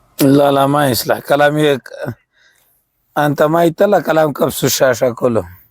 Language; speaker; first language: Arabic; non-native, learner; Urdu